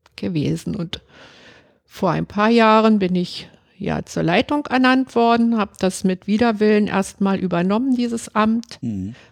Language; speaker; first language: German; native; German